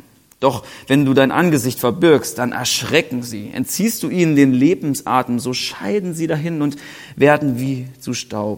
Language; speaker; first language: German; native; German